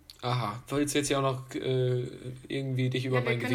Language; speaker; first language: German; native; German